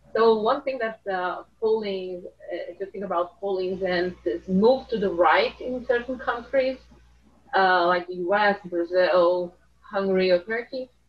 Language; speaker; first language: English; non-native, fluent; Portuguese